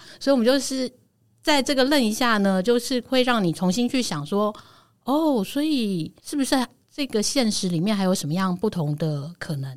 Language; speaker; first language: Chinese; native; Chinese